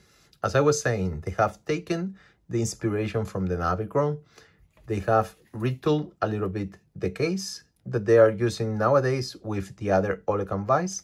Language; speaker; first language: English; non-native, fluent; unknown